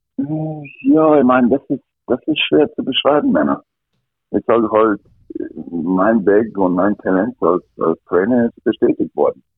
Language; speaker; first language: German; non-native, fluent; English